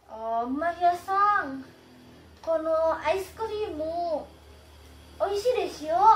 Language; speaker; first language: Japanese; non-native, learner; Indonesian